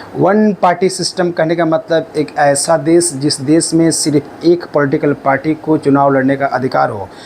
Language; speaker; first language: Hindi; native; Hindi